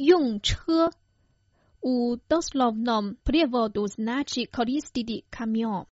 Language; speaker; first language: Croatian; non-native, fluent; Chinese